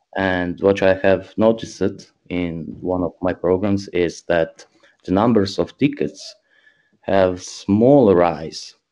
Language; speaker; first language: English; non-native, learner; Croatian